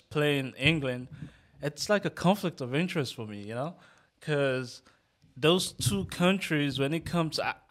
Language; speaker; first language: English; non-native, local second language; Yoruba